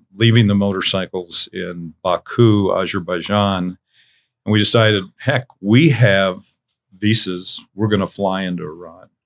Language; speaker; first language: English; native; English